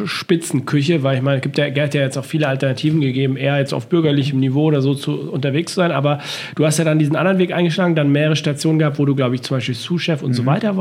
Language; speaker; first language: German; native; German